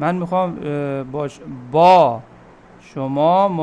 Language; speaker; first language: Persian; non-native, fluent; Urdu